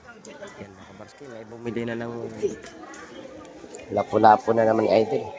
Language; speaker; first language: Filipino; native; Filipino